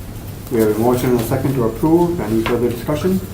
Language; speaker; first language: English; native; English